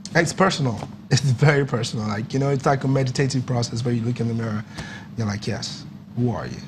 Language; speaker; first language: English; non-native, local second language; Yoruba